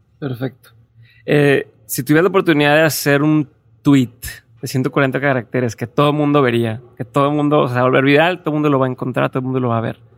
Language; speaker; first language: Spanish; native; Spanish